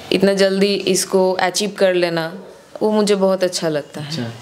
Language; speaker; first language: Hindi; non-native, local second language; Bangla